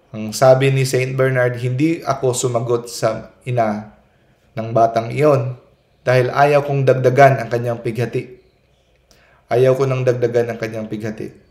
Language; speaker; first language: Filipino; non-native, local second language; Cebuano